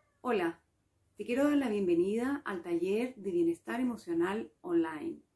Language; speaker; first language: Spanish; native; Spanish